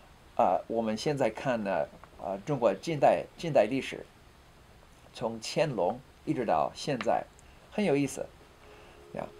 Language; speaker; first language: Chinese; non-native, fluent; English